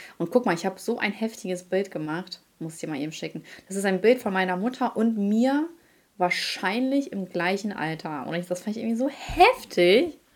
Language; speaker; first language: German; early bilingual, other home language; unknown